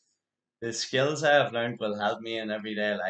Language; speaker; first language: English; native; English